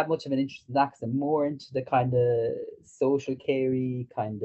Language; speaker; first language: English; native; English